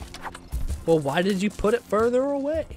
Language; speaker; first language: English; native; English